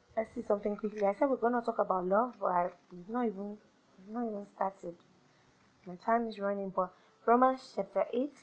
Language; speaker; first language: English; non-native, local second language; Yoruba